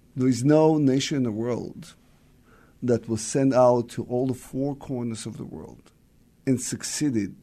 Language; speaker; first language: English; non-native, fluent; Russian